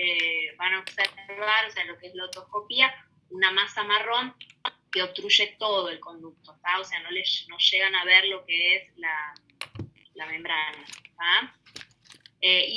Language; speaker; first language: Spanish; native; Spanish